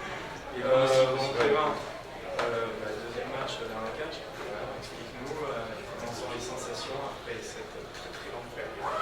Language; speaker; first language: French; native; French